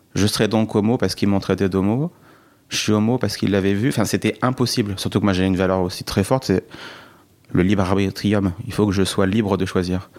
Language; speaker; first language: French; native; French